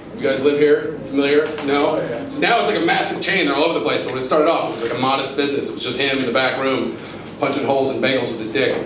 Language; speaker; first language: English; native; English